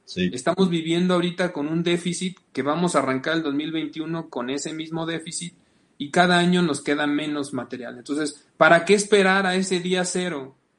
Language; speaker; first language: Spanish; native; Spanish